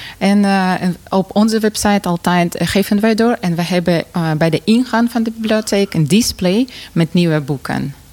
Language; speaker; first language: Dutch; non-native, fluent; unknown